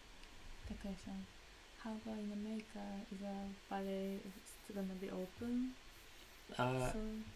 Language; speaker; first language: English; non-native, learner; Japanese